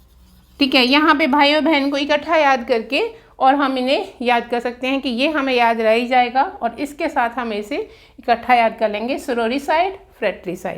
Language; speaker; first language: Hindi; native; Hindi